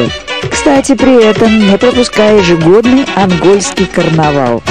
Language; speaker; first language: Russian; native; Russian